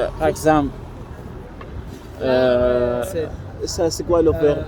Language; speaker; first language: French; non-native, learner; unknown